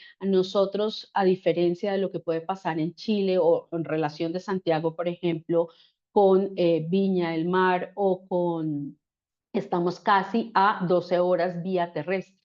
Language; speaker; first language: Spanish; native; Spanish